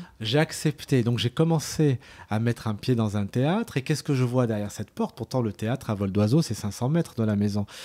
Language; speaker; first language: French; early bilingual, other home language; Arabic